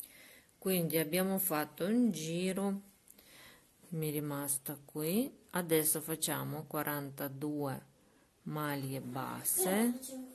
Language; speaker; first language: Italian; non-native, learner; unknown